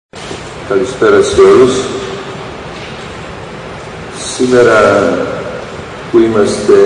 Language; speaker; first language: Greek; non-native, fluent; Serbian